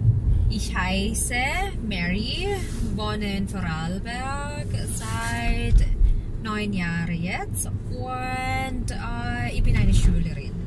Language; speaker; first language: German; non-native, learner; Filipino